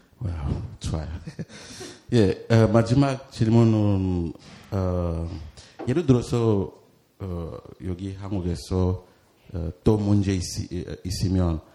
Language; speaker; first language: Korean; non-native, learner; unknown